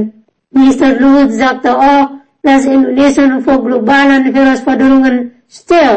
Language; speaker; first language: German; non-native, fluent; Indonesian